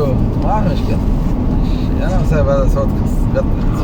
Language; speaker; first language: Arabic; non-native, learner; Urdu